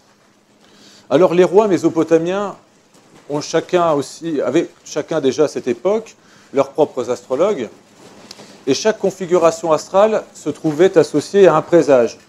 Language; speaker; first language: French; native; French